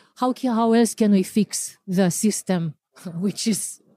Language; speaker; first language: English; non-native, fluent; Romanian